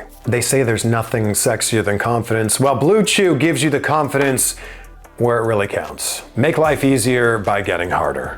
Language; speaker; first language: English; native; English